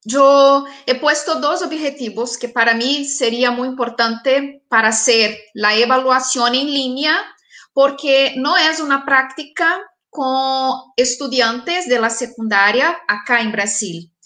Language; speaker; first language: Spanish; non-native, fluent; Portuguese